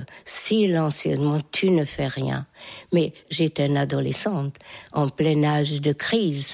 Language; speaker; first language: French; non-native, fluent; Hungarian